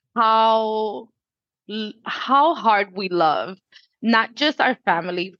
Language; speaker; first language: English; early bilingual, other home language; Spanish